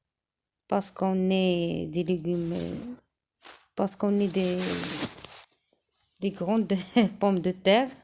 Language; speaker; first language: French; non-native, local second language; Arabic